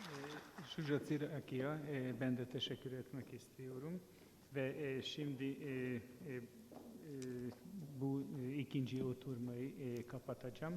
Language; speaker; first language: Turkish; non-native, fluent; Hungarian